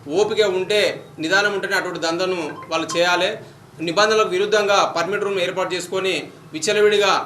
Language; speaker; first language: Telugu; native; Telugu